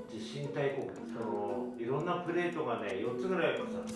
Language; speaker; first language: Japanese; native; Japanese